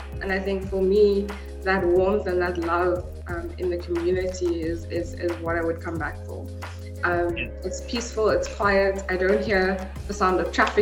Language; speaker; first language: English; native; English